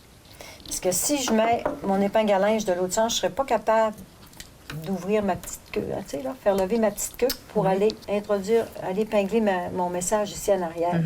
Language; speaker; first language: French; native; French